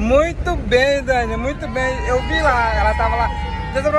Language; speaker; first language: Portuguese; native; Portuguese